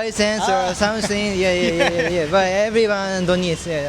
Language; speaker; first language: English; non-native, learner; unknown